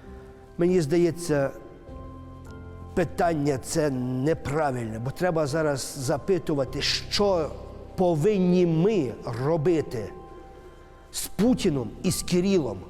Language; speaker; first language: Ukrainian; native; Ukrainian